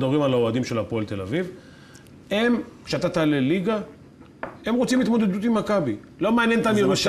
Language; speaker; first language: Hebrew; native; Hebrew